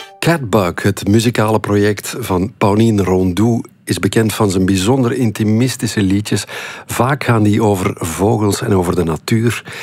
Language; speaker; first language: Dutch; native; Dutch